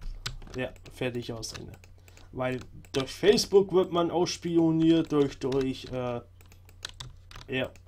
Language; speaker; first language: German; native; German